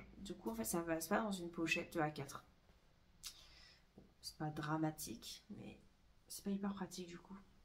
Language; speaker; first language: French; native; French